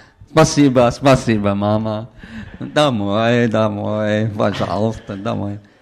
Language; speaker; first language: Russian; non-native, learner; English